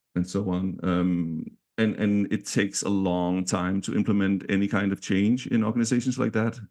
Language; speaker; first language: English; non-native, fluent; Danish